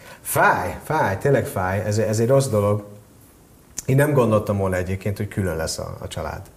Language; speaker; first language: Hungarian; early bilingual, heritage; Hungarian